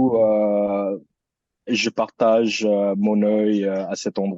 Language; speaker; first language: French; early bilingual, other home language; Filipino